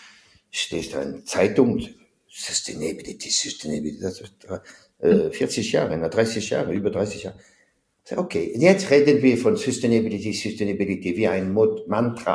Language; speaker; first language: German; non-native, fluent; French